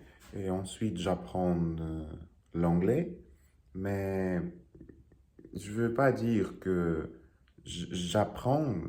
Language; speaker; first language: French; non-native, learner; Russian